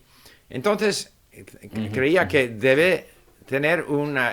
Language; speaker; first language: Spanish; non-native, fluent; English